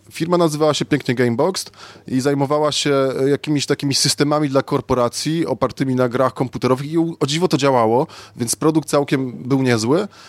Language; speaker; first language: Polish; native; Polish